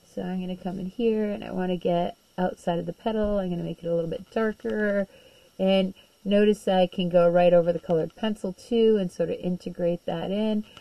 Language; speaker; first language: English; native; English